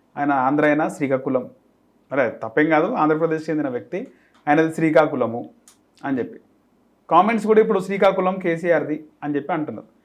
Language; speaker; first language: Telugu; native; Telugu